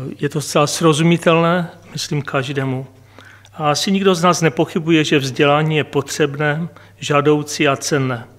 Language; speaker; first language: Czech; non-native, local second language; Polish